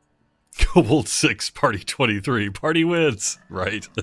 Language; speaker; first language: English; native; English